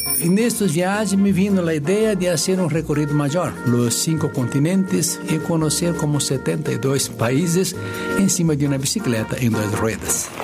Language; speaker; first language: Spanish; non-native, fluent; Portuguese